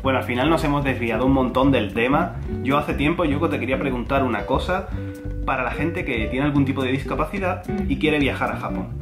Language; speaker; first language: Spanish; native; Spanish